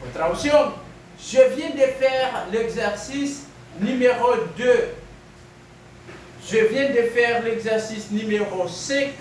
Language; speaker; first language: French; non-native, fluent; Spanish